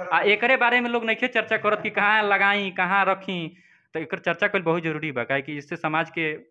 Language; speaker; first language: Hindi; native; Hindi